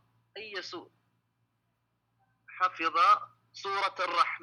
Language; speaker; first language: Arabic; non-native, learner; English